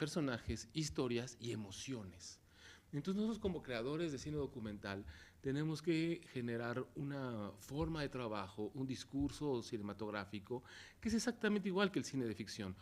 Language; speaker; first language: Spanish; native; Spanish